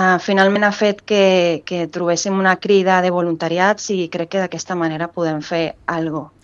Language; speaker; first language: Catalan; non-native, fluent; Spanish